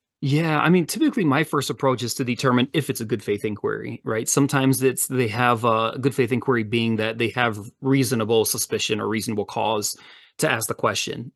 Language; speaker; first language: English; native; English